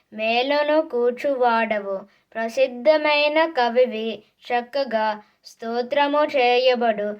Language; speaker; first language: Telugu; early bilingual, heritage; Telugu